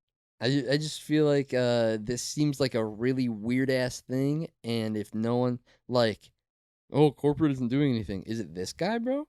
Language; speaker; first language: English; native; English